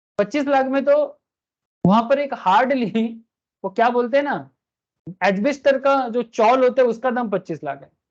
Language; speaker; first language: Hindi; non-native, local second language; Bangla